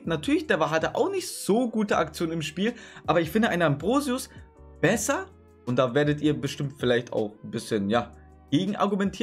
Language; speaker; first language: German; native; German